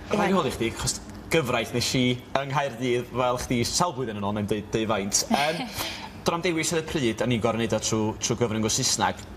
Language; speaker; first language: Welsh; native; Welsh